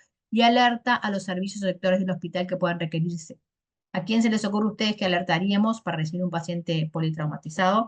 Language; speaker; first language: Spanish; native; Spanish